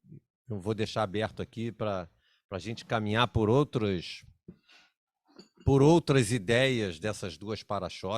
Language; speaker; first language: Portuguese; native; Portuguese